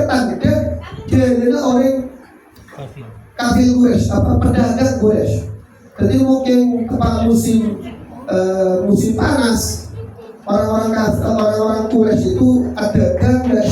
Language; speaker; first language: Indonesian; non-native, local second language; Javanese